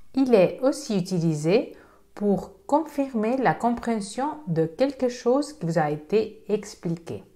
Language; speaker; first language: French; non-native, fluent; Spanish